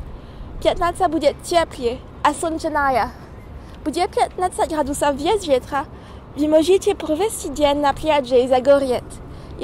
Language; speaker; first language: Russian; non-native, learner; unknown